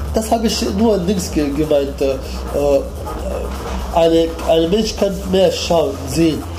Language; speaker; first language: German; non-native, learner; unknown